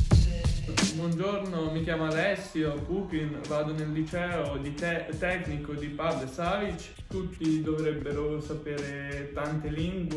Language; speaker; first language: Italian; early bilingual, other home language; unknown